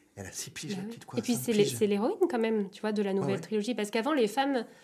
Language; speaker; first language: French; native; French